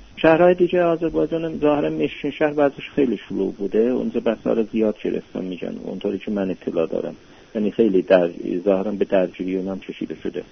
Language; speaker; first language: Persian; non-native, local second language; Azerbaijani